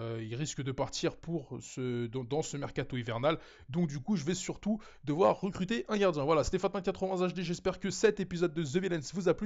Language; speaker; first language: French; native; French